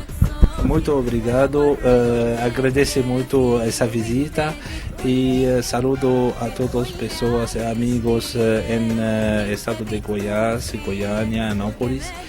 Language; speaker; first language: Portuguese; non-native, fluent; Arabic